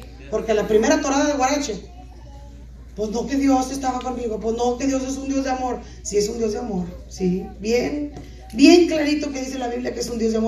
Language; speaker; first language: Spanish; native; Spanish